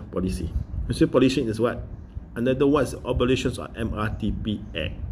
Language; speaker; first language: English; non-native, local second language; Malay